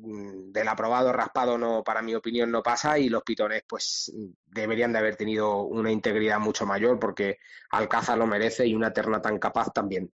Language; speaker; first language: Spanish; native; Spanish